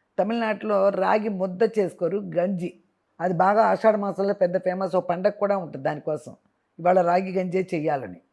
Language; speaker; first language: Telugu; native; Telugu